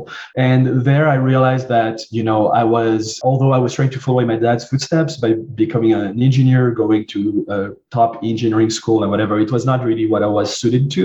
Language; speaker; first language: English; non-native, fluent; French